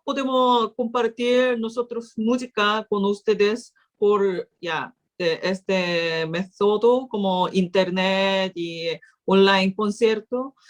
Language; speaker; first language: Spanish; non-native, learner; Korean